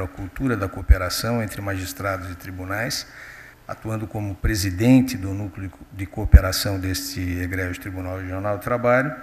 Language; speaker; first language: Portuguese; native; Portuguese